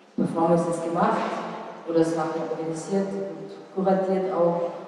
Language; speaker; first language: German; non-native, fluent; Japanese